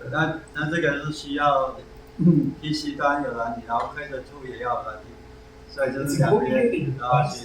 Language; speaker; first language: Chinese; native; Chinese